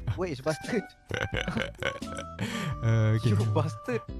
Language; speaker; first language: English; non-native, learner; Malay